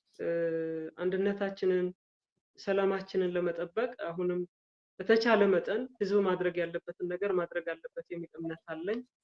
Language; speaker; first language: Amharic; non-native, local second language; Tigrinya